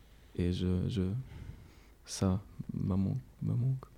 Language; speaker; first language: French; non-native, learner; German